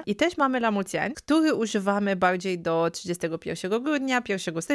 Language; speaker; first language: Polish; non-native, fluent; Romanian